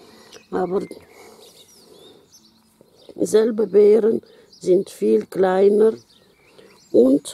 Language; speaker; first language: German; non-native, learner; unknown